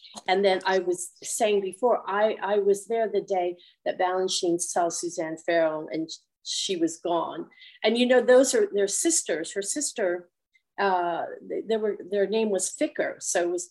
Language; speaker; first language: English; native; English